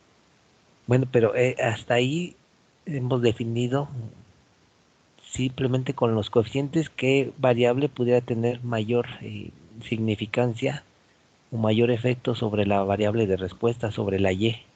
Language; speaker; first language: Spanish; native; Spanish